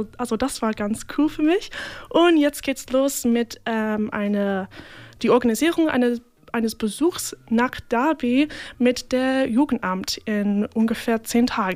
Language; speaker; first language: German; non-native, fluent; English